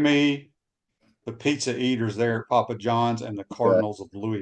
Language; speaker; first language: English; native; English